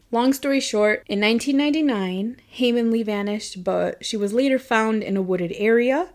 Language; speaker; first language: English; native; English